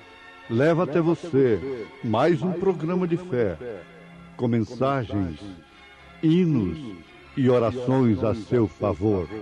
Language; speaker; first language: Portuguese; native; Portuguese